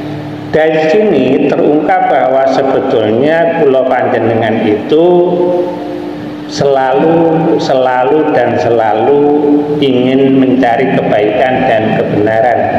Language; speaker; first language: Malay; non-native, local second language; Javanese